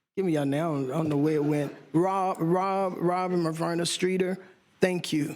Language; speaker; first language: English; native; English